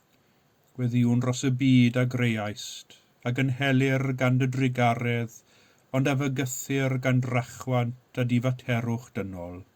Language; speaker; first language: Welsh; native; Welsh